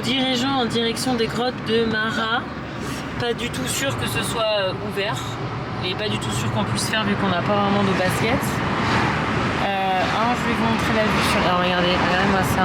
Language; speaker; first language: French; native; French